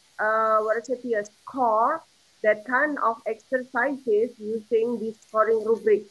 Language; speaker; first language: English; non-native, fluent; Indonesian